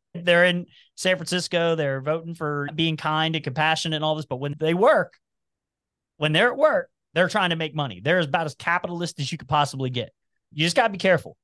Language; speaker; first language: English; native; English